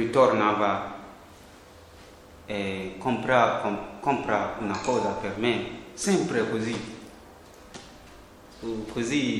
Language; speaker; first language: Italian; non-native, learner; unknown